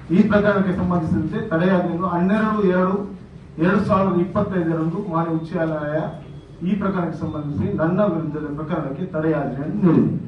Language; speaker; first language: Kannada; non-native, local second language; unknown